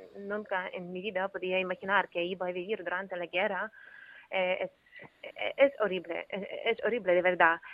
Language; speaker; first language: Spanish; non-native, learner; Ukrainian